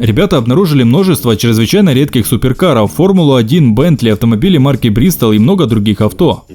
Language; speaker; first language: Russian; native; Russian